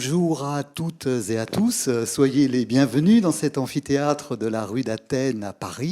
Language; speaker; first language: French; native; French